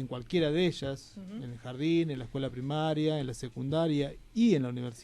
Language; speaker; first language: Spanish; native; Spanish